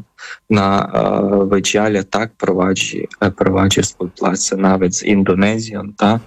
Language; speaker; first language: Polish; non-native, fluent; Ukrainian